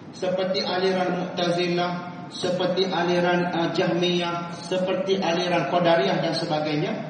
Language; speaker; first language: Malay; native; Malay